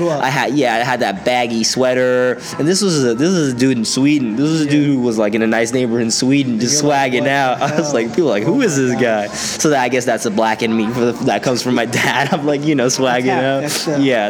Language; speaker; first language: English; non-native, fluent; Swedish